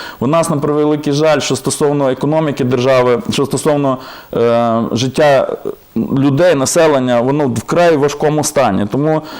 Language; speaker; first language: Ukrainian; native; Ukrainian